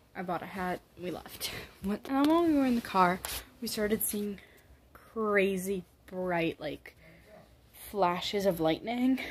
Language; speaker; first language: English; native; English